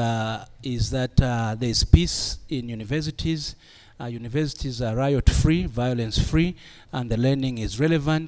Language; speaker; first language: English; non-native, local second language; Bemba